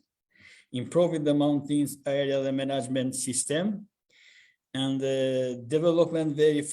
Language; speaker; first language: English; non-native, learner; Albanian